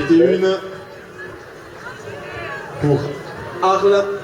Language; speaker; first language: French; native; French